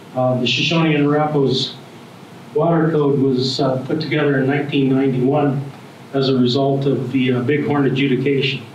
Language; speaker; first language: English; native; English